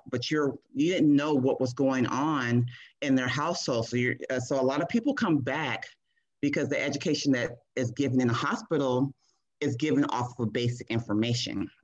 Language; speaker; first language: English; native; English